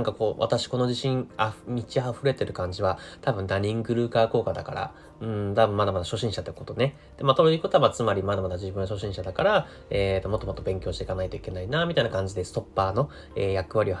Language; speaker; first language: Japanese; native; Japanese